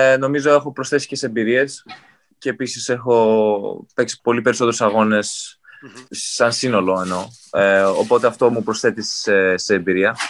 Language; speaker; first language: Greek; native; Greek